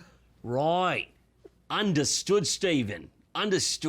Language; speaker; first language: English; native; English